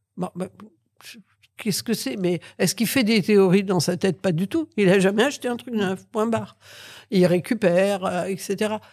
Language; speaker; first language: French; early bilingual, other home language; Catalan